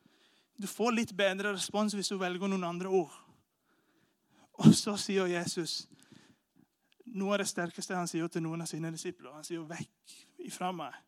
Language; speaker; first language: Norwegian; non-native, fluent; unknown